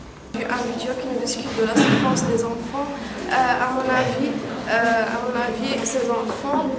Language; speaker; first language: French; non-native, learner; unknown